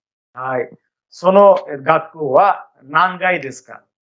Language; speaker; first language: Japanese; non-native, fluent; Bangla